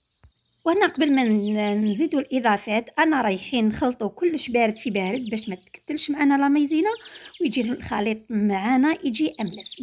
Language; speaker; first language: Arabic; native; Arabic